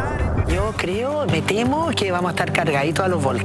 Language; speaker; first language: Spanish; native; Spanish